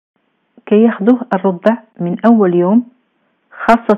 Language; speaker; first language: Arabic; native; Arabic